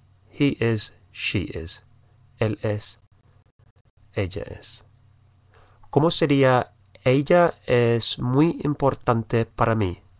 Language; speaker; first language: Spanish; native; Spanish